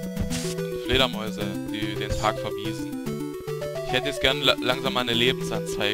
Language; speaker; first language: German; native; German